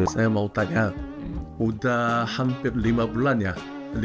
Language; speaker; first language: Indonesian; non-native, fluent; Korean